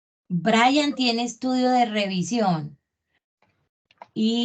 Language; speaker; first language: Spanish; native; Spanish